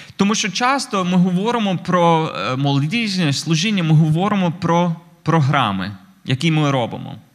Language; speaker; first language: Ukrainian; non-native, fluent; English